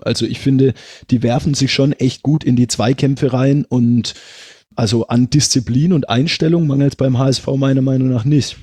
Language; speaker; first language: German; native; German